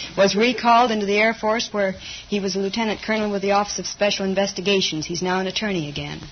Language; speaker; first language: English; native; English